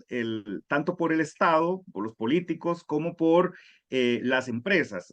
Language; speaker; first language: Spanish; native; Spanish